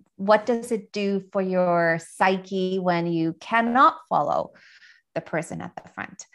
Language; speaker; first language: English; non-native, fluent; Finnish